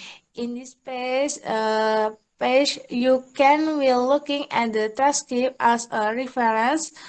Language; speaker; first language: English; non-native, learner; Indonesian